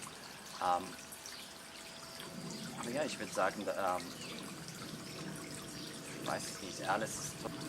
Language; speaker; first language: German; non-native, learner; English